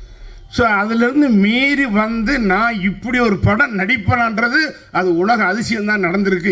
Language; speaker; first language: Tamil; native; Tamil